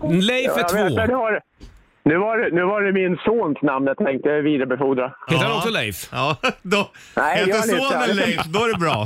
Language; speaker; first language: Swedish; native; Swedish